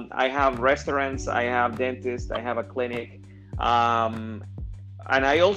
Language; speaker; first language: English; non-native, fluent; Spanish